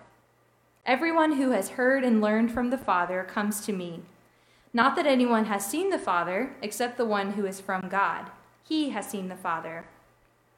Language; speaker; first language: English; native; English